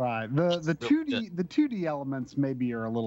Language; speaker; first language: English; native; English